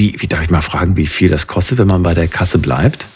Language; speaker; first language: German; native; German